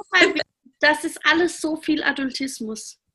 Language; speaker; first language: German; native; German